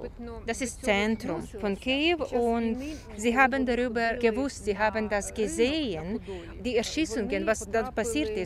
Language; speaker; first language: German; non-native, fluent; Ukrainian